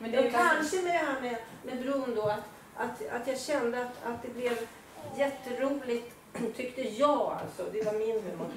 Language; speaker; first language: Swedish; native; Swedish